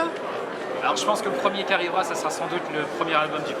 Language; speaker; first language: French; native; French